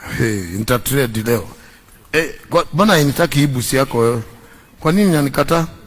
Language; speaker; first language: Swahili; non-native, local second language; Kikuyu